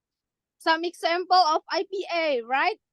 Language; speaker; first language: English; non-native, learner; Indonesian